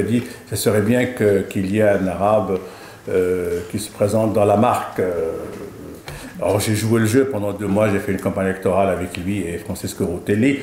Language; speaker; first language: French; non-native, local second language; Arabic